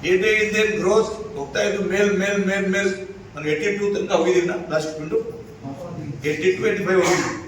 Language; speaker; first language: Kannada; non-native, local second language; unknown